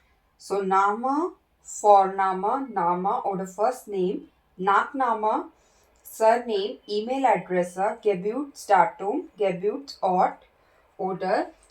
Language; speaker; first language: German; non-native, fluent; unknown